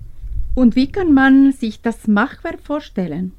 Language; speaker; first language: German; non-native, learner; Spanish